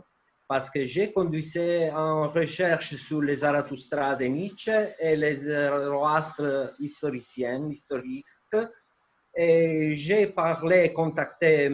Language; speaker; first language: French; non-native, fluent; Italian